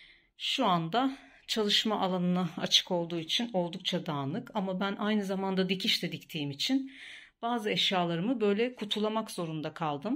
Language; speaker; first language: Turkish; native; Turkish